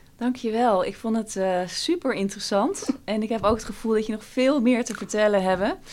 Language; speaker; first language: Dutch; native; Dutch